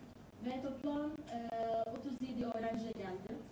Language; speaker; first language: Turkish; non-native, learner; Arabic